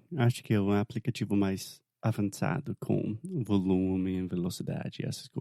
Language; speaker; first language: Portuguese; non-native, fluent; English